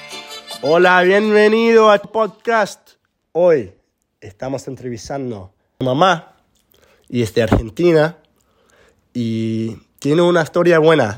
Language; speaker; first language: Spanish; early bilingual, heritage; Spanish